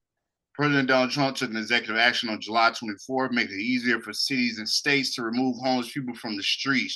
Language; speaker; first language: English; native; English